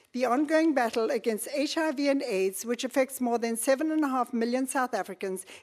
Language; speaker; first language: English; native; English